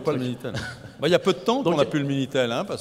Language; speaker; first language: French; native; French